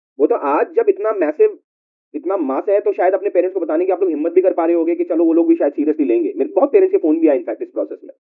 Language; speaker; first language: Hindi; native; Hindi